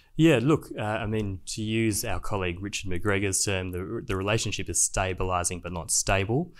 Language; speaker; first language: English; native; English